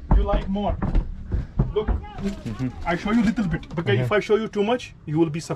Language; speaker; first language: English; non-native, local second language; Kashmiri